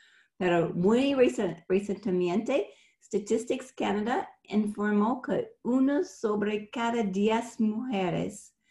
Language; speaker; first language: Spanish; non-native, fluent; English